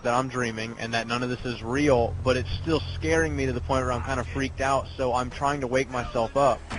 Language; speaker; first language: English; native; English